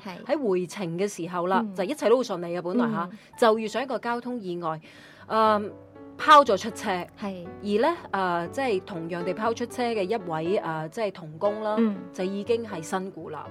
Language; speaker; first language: Cantonese; native; Cantonese